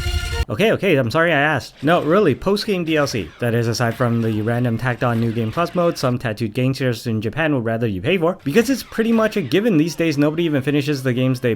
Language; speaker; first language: English; native; English